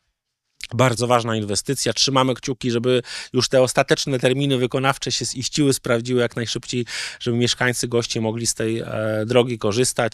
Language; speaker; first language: Polish; native; Polish